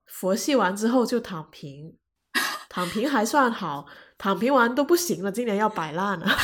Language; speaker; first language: Chinese; non-native, local second language; Cantonese